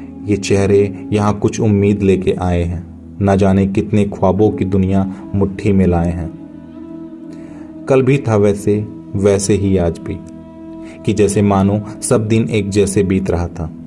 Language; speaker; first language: Hindi; native; Hindi